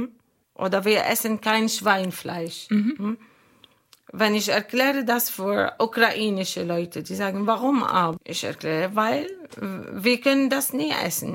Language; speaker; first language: German; non-native, learner; Arabic